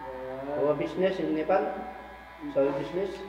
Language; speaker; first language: English; non-native, local second language; Filipino